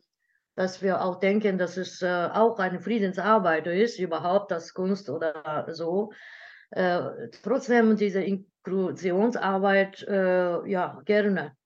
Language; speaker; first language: German; non-native, learner; Japanese